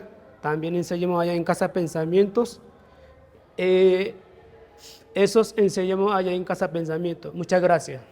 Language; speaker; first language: Spanish; non-native, local second language; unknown